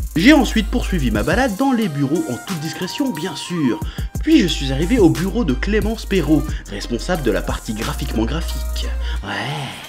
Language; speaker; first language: French; native; French